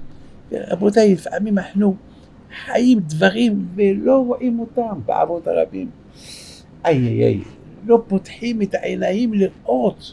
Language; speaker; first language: Hebrew; non-native, fluent; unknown